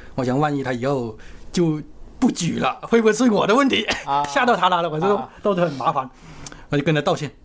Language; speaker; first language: Chinese; native; Chinese